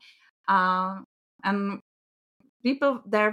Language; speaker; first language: English; non-native, fluent; Czech